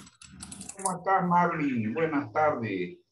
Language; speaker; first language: Spanish; native; Spanish